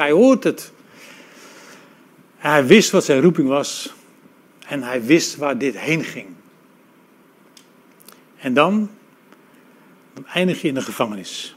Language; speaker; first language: Dutch; native; Dutch